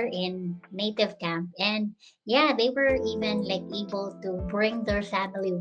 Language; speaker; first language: English; non-native, local second language; Filipino